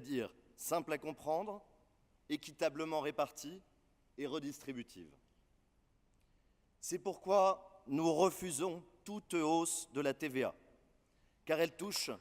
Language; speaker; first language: French; native; French